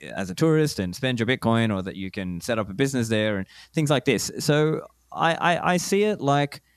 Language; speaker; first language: English; native; English